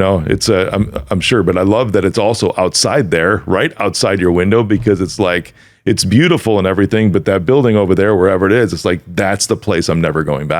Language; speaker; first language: English; native; English